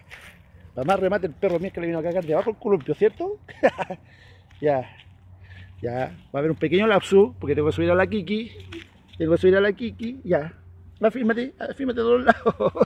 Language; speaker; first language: Spanish; native; Spanish